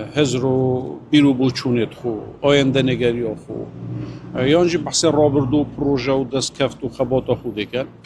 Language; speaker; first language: Kurdish; native; Kurdish